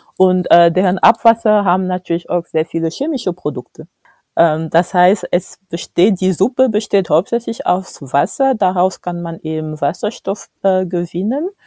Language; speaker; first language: German; non-native, fluent; French